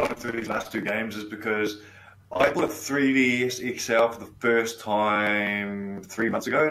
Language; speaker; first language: English; native; English